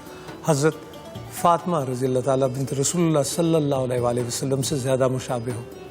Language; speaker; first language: Urdu; native; Urdu